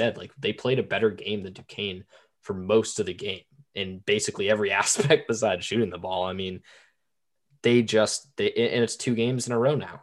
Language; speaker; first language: English; native; English